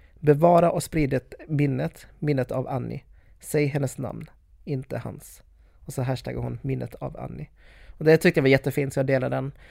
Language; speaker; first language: Swedish; native; Swedish